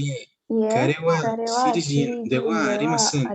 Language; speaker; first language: Japanese; non-native, learner; Spanish